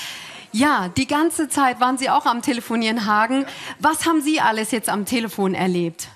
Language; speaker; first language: German; native; German